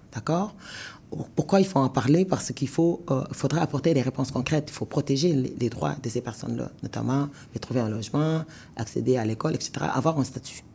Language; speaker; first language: French; non-native, local second language; Wolof